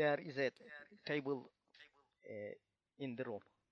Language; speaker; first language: English; non-native, learner; Turkish